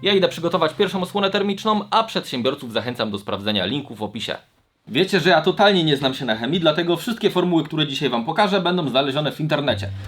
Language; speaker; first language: Polish; native; Polish